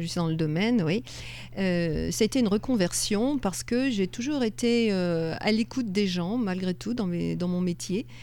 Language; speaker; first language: French; native; French